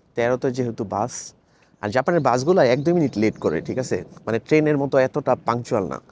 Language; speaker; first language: Bangla; native; Bangla